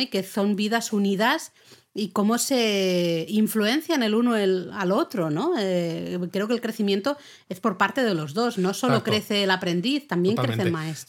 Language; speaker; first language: Spanish; native; Spanish